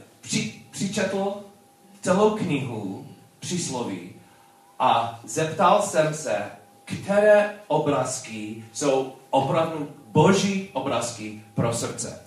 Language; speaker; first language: Czech; non-native, learner; English